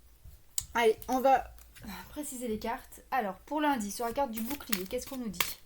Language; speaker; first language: French; native; French